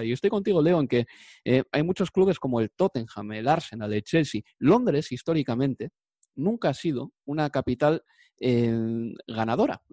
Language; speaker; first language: Spanish; native; Spanish